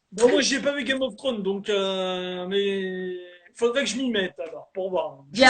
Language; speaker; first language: French; native; French